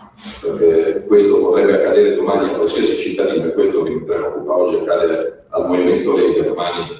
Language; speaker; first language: Italian; native; Italian